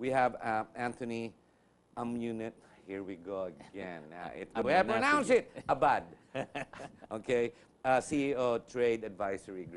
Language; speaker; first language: English; non-native, local second language; Filipino